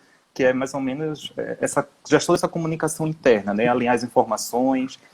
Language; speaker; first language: Portuguese; native; Portuguese